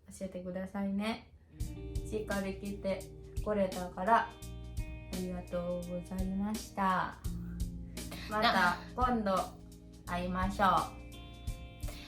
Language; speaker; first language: Japanese; non-native, learner; Indonesian